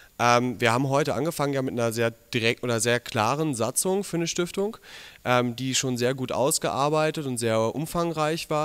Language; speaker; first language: German; native; German